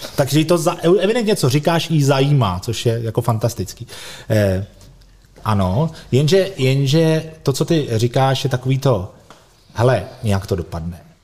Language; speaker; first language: Czech; native; Czech